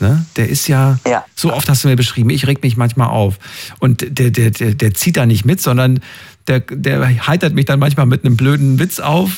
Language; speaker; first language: German; native; German